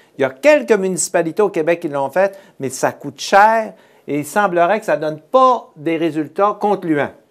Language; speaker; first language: French; native; French